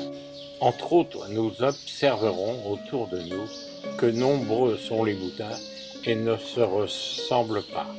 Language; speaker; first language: French; native; French